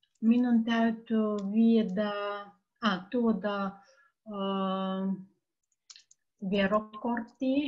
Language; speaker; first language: Finnish; non-native, learner; Russian